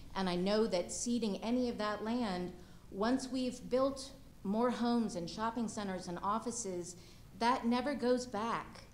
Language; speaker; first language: English; native; English